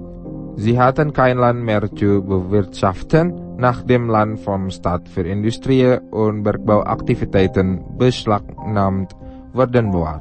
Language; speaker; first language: German; non-native, fluent; Indonesian